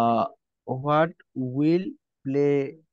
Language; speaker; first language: English; non-native, learner; Bangla